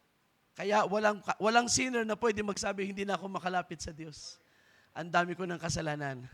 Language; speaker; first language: Filipino; native; Filipino